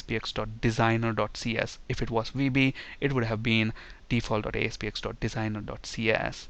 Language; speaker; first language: English; non-native, local second language; Telugu